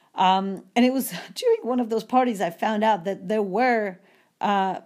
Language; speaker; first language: English; non-native, fluent; Polish